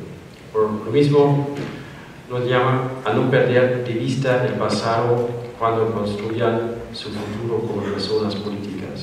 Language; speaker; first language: Spanish; non-native, fluent; German